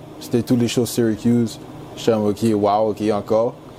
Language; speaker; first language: French; native; French